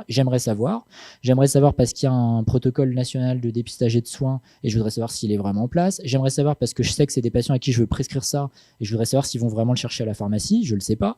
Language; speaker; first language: French; native; French